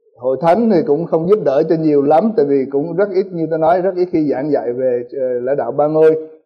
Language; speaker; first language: Vietnamese; early bilingual, heritage; Vietnamese